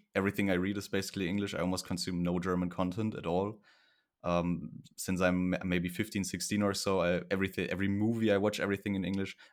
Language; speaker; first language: English; non-native, fluent; German